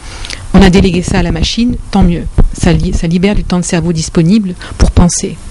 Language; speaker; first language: French; native; French